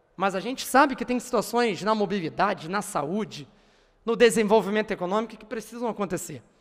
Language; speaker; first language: Portuguese; native; Portuguese